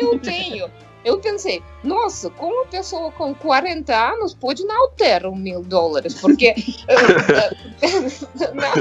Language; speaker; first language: Portuguese; non-native, fluent; Russian